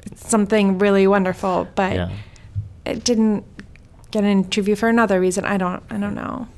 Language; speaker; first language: English; early bilingual, heritage; Swedish